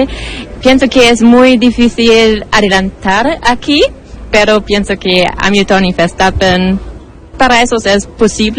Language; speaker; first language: Spanish; non-native, learner; German